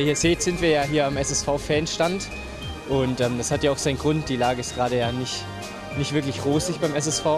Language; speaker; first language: German; native; German